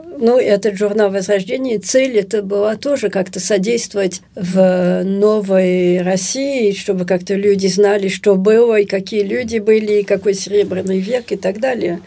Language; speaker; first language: Russian; early bilingual, heritage; Russian